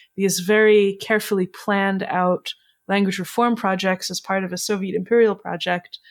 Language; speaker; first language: English; native; English